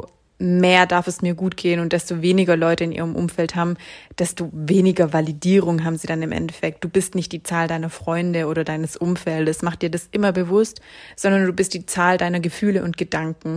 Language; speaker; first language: German; native; German